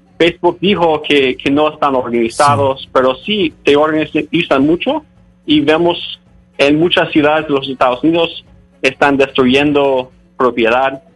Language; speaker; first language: Spanish; non-native, fluent; English